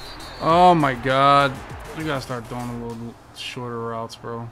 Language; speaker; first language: English; native; English